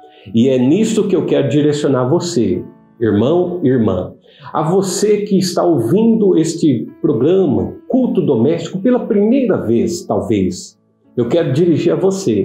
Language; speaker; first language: Portuguese; native; Portuguese